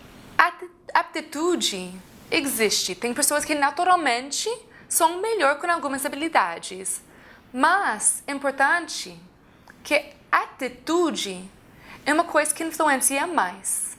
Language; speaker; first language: Portuguese; non-native, fluent; English